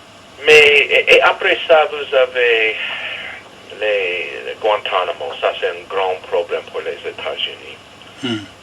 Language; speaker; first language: French; non-native, learner; English